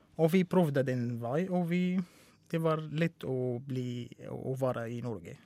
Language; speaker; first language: Norwegian; non-native, learner; Arabic